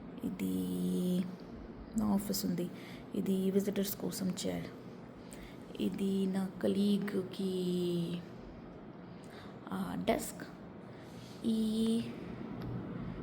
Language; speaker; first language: Telugu; non-native, learner; Marathi